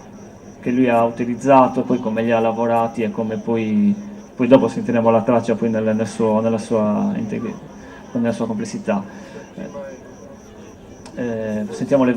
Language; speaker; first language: Italian; native; Italian